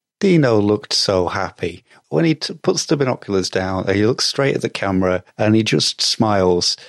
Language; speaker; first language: English; native; English